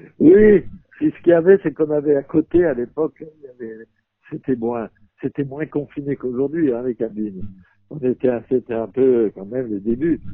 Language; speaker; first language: French; native; French